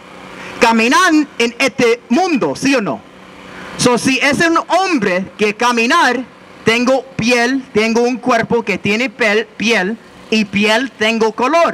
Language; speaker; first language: Spanish; non-native, learner; English